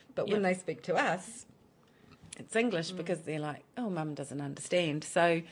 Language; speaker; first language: English; native; English